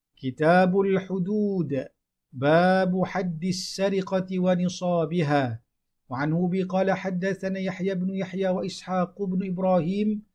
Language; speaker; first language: Arabic; non-native, fluent; Malay